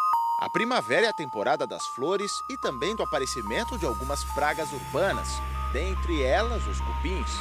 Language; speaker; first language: Portuguese; native; Portuguese